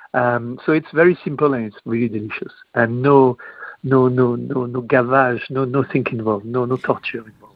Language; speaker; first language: English; non-native, fluent; French